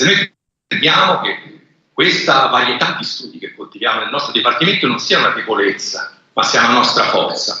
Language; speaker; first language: Italian; native; Italian